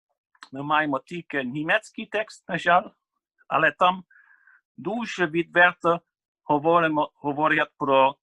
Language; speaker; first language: Ukrainian; non-native, fluent; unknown